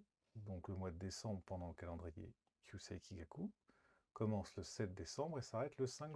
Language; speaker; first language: French; native; French